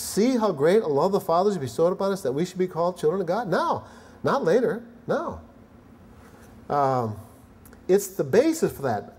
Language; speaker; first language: English; native; English